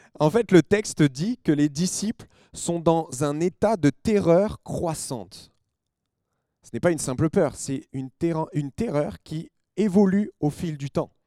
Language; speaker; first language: French; native; French